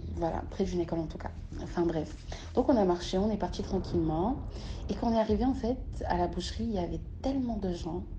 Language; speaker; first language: French; early bilingual, other home language; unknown